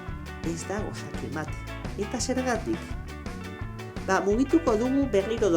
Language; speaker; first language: Basque; non-native, local second language; Spanish